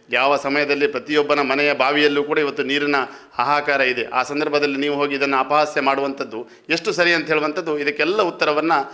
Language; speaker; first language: Kannada; native; Kannada